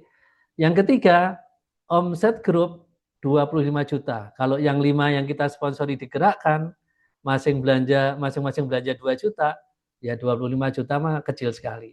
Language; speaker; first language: Indonesian; native; Indonesian